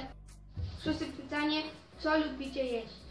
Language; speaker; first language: Polish; early bilingual, heritage; Polish